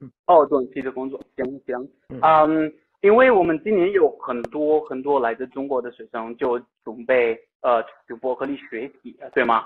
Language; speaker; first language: Chinese; non-native, fluent; Italian